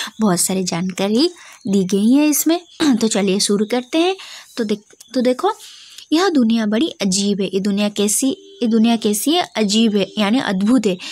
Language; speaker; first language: Hindi; non-native, local second language; Odia